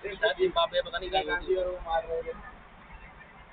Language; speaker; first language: Hindi; native; Hindi